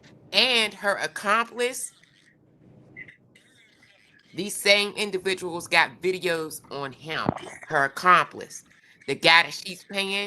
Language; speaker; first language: English; native; English